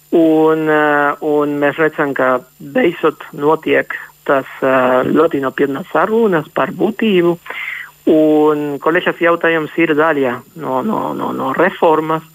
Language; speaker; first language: Latvian; non-native, fluent; Spanish